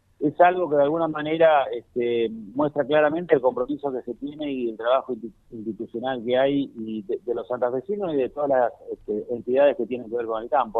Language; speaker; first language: Spanish; native; Spanish